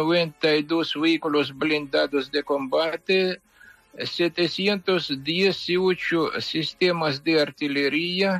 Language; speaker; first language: Spanish; non-native, fluent; Ukrainian